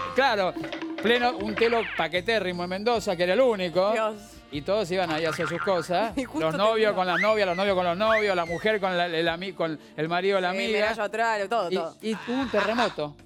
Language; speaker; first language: Spanish; native; Spanish